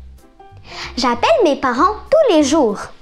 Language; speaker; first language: French; non-native, fluent; Russian